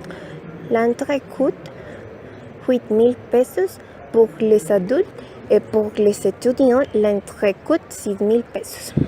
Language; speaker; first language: French; non-native, learner; Spanish